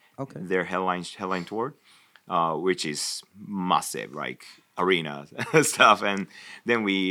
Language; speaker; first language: English; non-native, fluent; Japanese